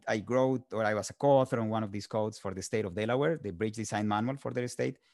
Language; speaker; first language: English; non-native, fluent; Spanish